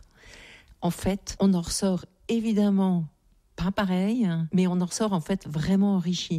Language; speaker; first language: French; native; French